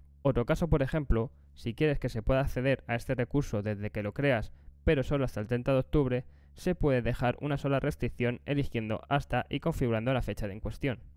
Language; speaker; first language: Spanish; native; Spanish